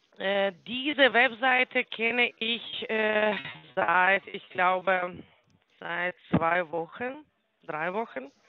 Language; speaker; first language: German; non-native, fluent; Ukrainian